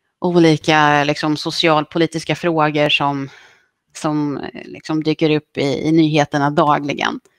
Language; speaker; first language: Swedish; early bilingual, other home language; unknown